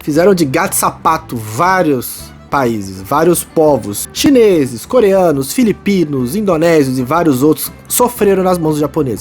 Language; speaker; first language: Portuguese; native; Portuguese